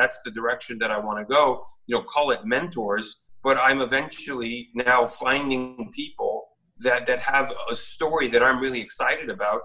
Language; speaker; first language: English; native; English